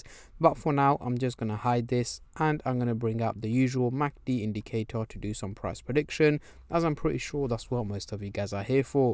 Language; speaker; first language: English; native; English